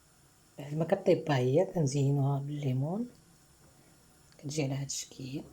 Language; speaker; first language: Arabic; native; Arabic